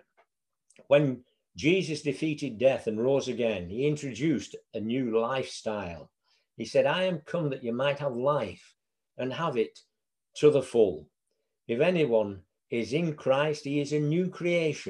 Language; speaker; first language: English; native; English